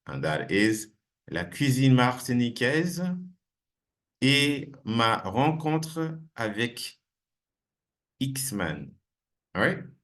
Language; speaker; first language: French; non-native, fluent; English